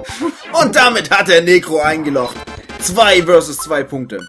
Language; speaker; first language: German; native; German